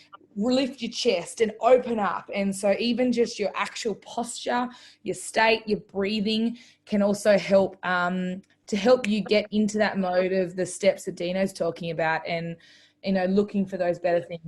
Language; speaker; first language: English; native; English